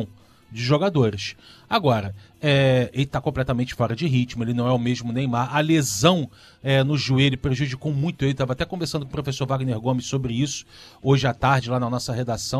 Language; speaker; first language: Portuguese; native; Portuguese